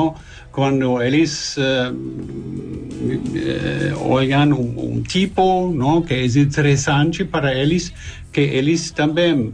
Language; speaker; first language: Spanish; non-native, fluent; German